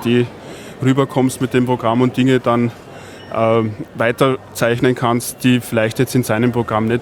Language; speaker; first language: German; native; German